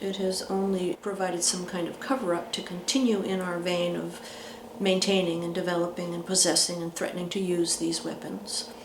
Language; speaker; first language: English; native; English